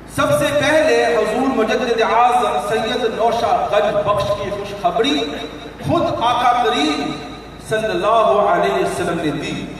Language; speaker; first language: Urdu; early bilingual, heritage; English